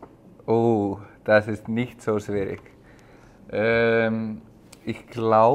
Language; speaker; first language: German; non-native, learner; Icelandic